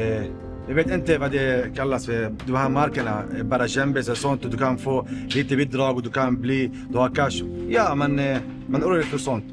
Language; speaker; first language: Swedish; non-native, learner; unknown